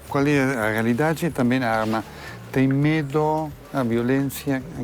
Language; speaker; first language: Portuguese; non-native, learner; Spanish